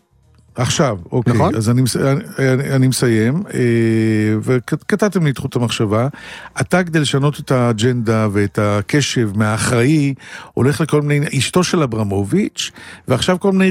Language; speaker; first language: Hebrew; native; Hebrew